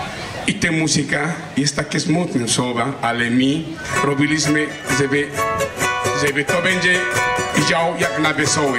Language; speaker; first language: Polish; non-native, learner; Spanish